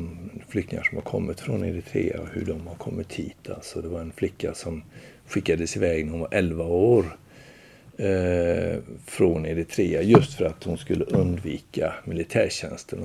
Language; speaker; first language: Swedish; native; Swedish